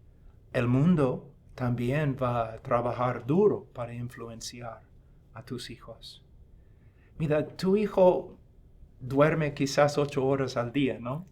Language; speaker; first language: Spanish; non-native, fluent; English